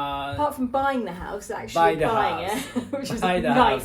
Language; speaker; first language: English; native; English